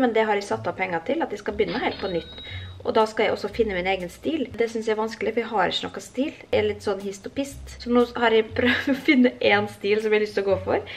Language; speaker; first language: Norwegian; native; Norwegian